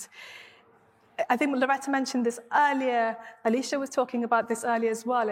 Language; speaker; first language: English; non-native, local second language; Hindi